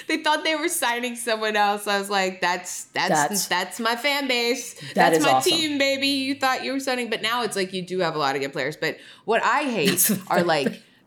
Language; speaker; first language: English; native; English